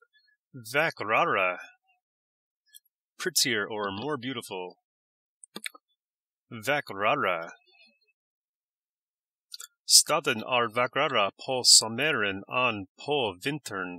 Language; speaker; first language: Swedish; non-native, learner; English